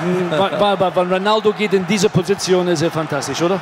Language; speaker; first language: German; non-native, learner; English